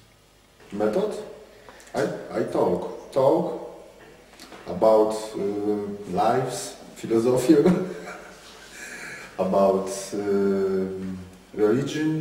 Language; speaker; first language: English; non-native, learner; Polish